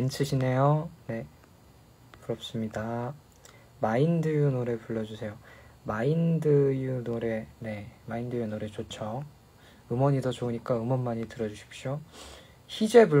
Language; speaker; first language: Korean; native; Korean